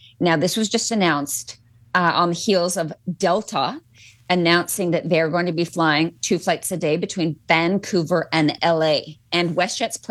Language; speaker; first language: English; native; English